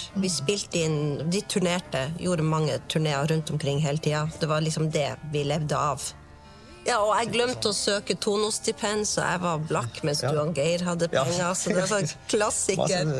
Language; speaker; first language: Norwegian; native; Norwegian